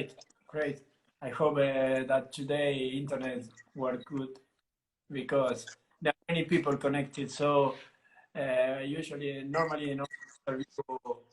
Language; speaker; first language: English; non-native, learner; Italian